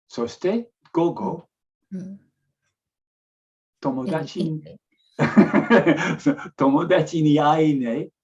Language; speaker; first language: Japanese; non-native, learner; English